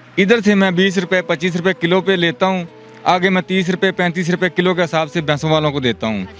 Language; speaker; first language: Urdu; non-native, local second language; Punjabi